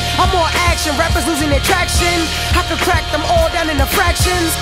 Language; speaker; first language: English; native; English